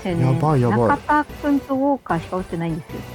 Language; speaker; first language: Japanese; native; Japanese